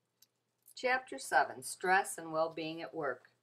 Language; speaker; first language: English; native; English